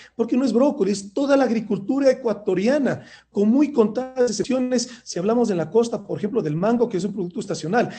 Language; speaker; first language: Spanish; native; Spanish